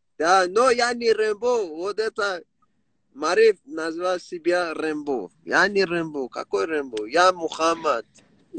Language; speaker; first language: Russian; non-native, local second language; Persian